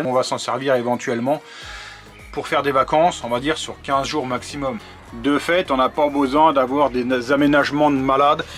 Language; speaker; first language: French; native; French